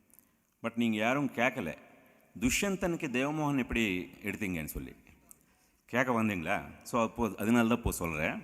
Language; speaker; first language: Tamil; non-native, local second language; Telugu